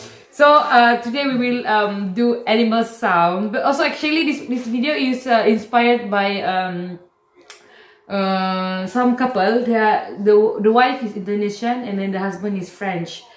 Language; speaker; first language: English; non-native, local second language; Malay